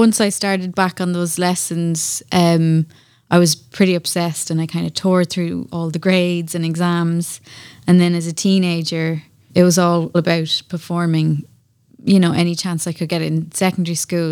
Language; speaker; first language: English; native; English